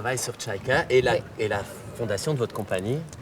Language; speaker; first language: French; native; French